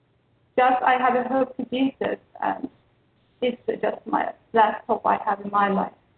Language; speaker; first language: English; non-native, learner; Persian